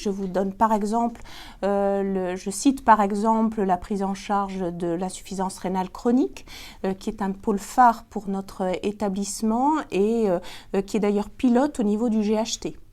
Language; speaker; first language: French; native; French